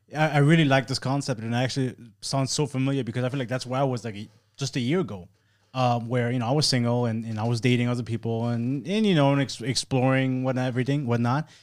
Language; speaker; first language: English; non-native, fluent; German